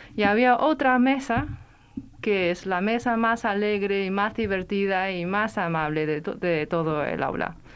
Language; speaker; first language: Spanish; non-native, fluent; Chinese